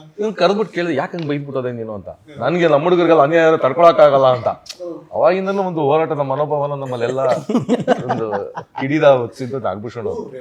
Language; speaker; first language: Kannada; native; Kannada